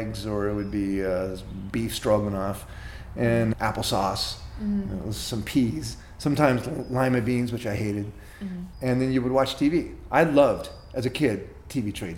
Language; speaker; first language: English; native; English